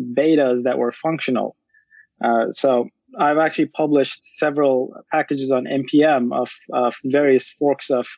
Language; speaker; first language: English; non-native, fluent; Turkish